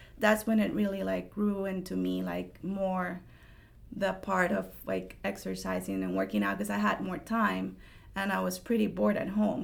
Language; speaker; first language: English; non-native, fluent; Spanish